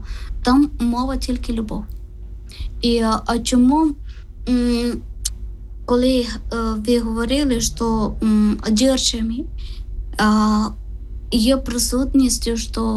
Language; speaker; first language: Ukrainian; non-native, learner; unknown